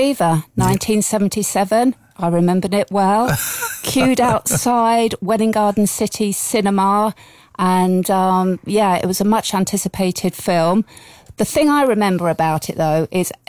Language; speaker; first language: English; native; English